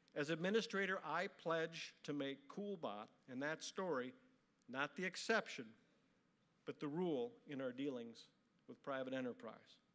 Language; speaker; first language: English; native; English